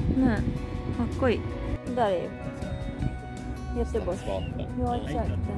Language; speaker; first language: Swedish; non-native, learner; Japanese